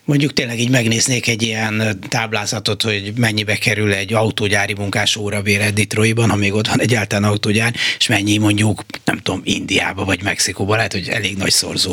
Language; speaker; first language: Hungarian; native; Hungarian